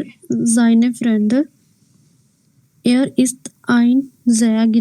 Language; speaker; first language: German; non-native, learner; Hindi